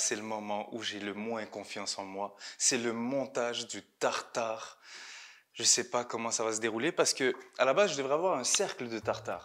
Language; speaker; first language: French; native; French